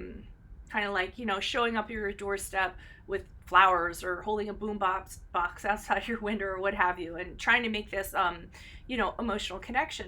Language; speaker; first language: English; native; English